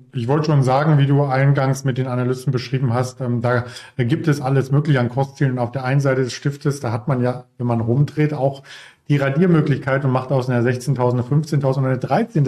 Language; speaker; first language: German; native; German